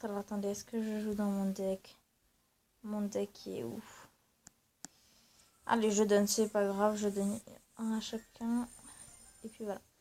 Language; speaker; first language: French; native; French